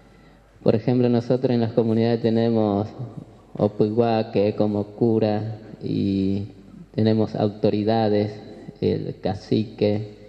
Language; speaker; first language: Spanish; non-native, local second language; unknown